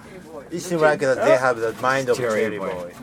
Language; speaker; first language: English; non-native, learner; Japanese